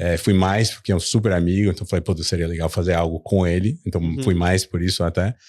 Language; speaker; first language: Portuguese; non-native, fluent; English